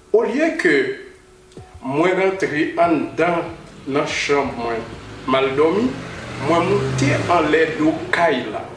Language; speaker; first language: Haitian Creole; native; Haitian Creole